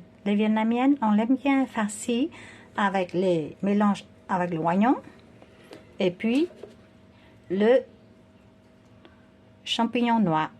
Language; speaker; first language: French; non-native, fluent; Vietnamese